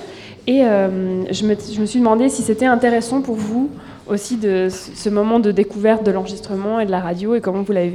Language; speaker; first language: French; native; French